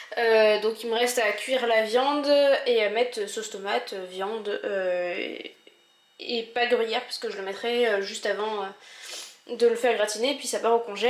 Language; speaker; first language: French; native; French